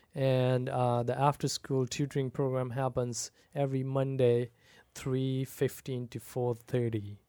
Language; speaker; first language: English; non-native, local second language; Punjabi